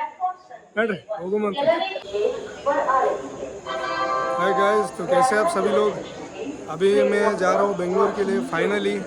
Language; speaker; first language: Hindi; non-native, local second language; Kannada